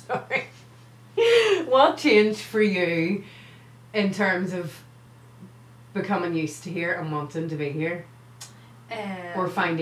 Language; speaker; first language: English; native; English